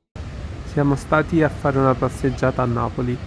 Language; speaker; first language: Italian; non-native, learner; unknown